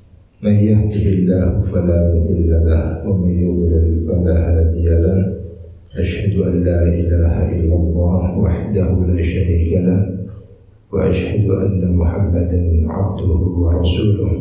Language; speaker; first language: Arabic; non-native, fluent; Indonesian